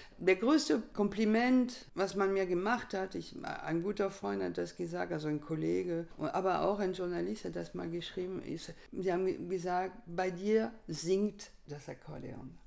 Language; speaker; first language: German; non-native, fluent; French